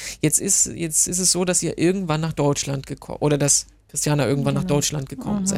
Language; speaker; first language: German; native; German